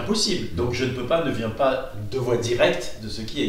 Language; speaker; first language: French; native; French